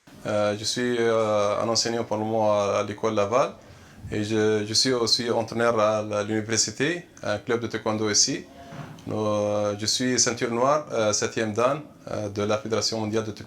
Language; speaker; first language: French; non-native, fluent; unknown